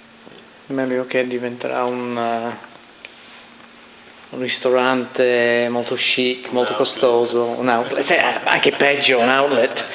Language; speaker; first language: Italian; non-native, learner; English